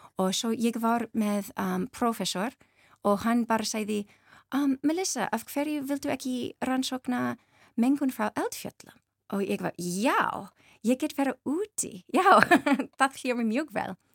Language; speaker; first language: Icelandic; non-native, learner; English